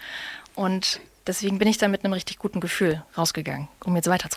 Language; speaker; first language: German; native; German